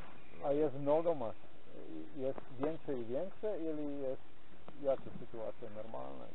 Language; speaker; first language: Polish; non-native, learner; Ukrainian